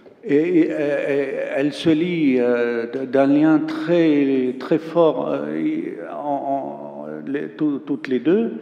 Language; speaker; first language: French; non-native, local second language; Arabic